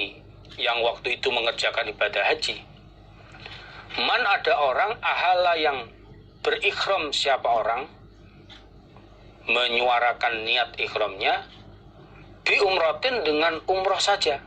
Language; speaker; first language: Indonesian; non-native, local second language; Javanese